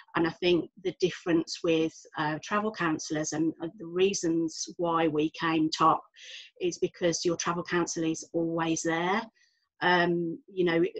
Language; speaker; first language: English; native; English